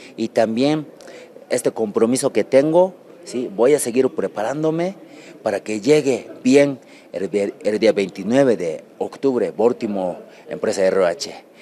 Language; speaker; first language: Spanish; non-native, learner; Japanese